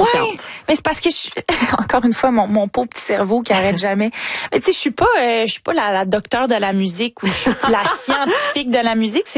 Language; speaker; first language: French; native; French